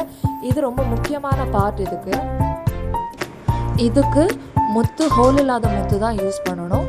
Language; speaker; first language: Tamil; native; Tamil